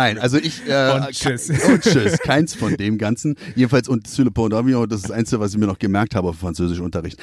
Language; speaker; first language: German; native; German